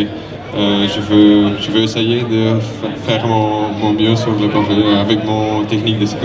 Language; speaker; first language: French; non-native, local second language; Dutch